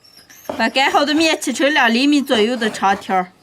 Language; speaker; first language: Chinese; native; Chinese